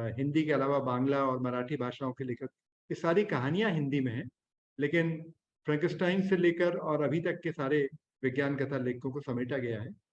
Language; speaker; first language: Hindi; native; Hindi